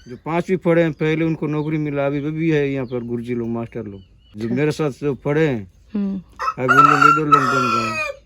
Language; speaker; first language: Hindi; non-native, local second language; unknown